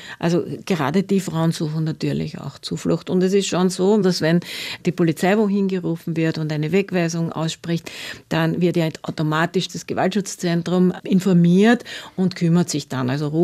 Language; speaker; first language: German; native; German